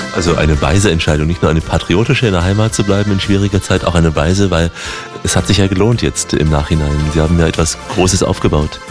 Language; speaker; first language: German; native; German